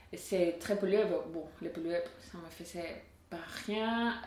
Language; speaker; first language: French; non-native, learner; Spanish